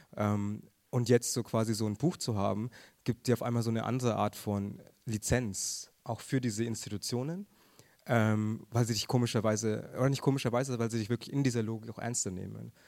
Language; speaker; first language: German; early bilingual, other home language; Tamil